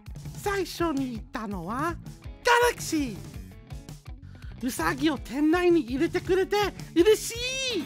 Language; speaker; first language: Japanese; non-native, fluent; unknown